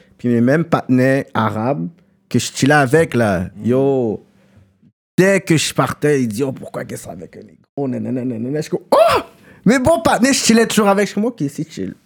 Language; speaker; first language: French; native; French